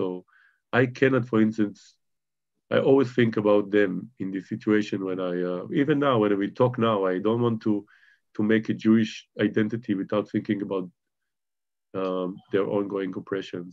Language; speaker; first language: English; non-native, fluent; Hebrew